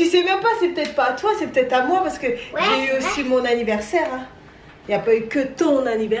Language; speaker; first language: French; native; French